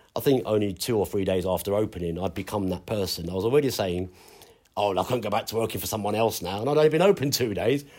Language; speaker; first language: English; native; English